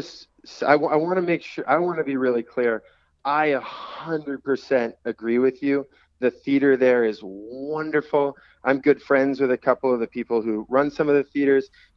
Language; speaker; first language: English; native; English